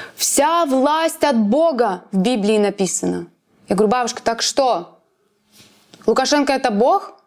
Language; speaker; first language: Belarusian; native; Belarusian